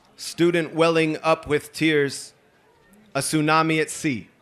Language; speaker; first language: English; native; English